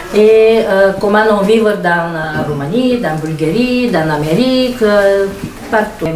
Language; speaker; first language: French; non-native, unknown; Bulgarian